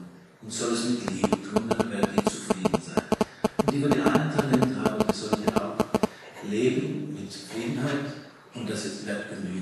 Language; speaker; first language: German; early bilingual, heritage; German